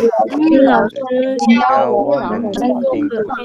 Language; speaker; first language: Chinese; non-native, learner; Indonesian